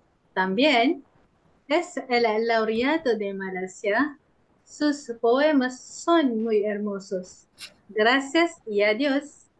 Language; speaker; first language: Spanish; non-native, learner; Malay